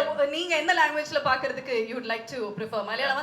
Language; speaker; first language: Tamil; native; Tamil